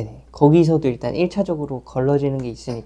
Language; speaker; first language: Korean; native; Korean